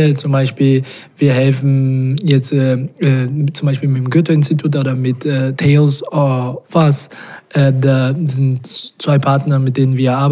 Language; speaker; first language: German; non-native, fluent; Portuguese